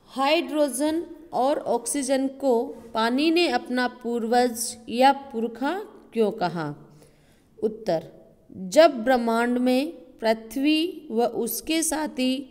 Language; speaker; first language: Hindi; native; Hindi